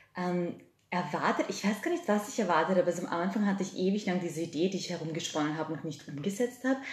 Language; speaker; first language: German; early bilingual, other home language; Serbian